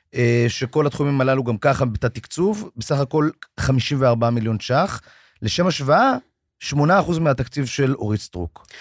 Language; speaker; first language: Hebrew; native; Hebrew